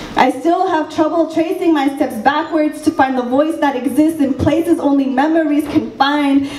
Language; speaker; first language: English; early bilingual, other home language; Spanish